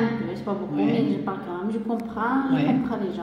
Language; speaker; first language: French; non-native, learner; Arabic